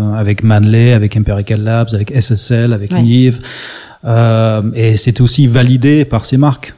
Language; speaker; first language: French; early bilingual, other home language; English